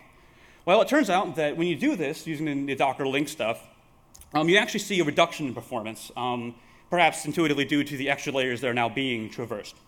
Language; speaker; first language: English; native; English